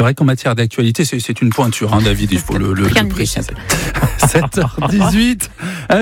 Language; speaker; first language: French; native; French